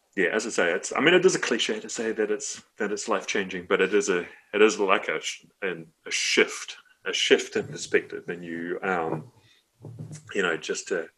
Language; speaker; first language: English; native; English